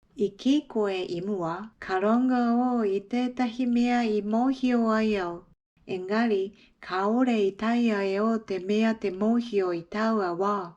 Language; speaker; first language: Māori; non-native, fluent; Japanese